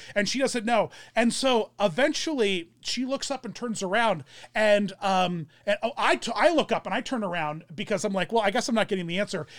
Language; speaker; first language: English; early bilingual, other home language; German